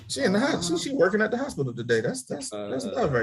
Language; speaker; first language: English; native; English